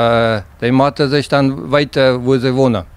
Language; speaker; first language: German; non-native, learner; Plautdietsch